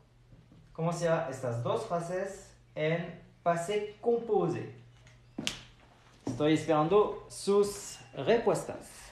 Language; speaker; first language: Spanish; non-native, fluent; French